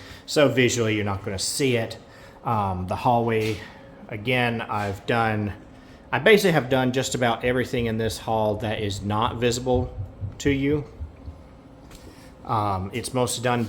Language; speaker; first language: English; native; English